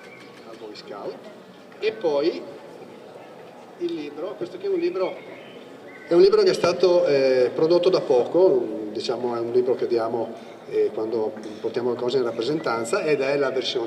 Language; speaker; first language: Italian; native; Italian